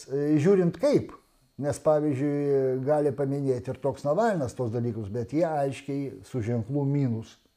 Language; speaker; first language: Lithuanian; native; Lithuanian